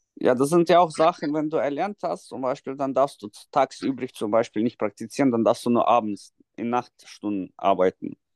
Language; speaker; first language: German; non-native, fluent; Russian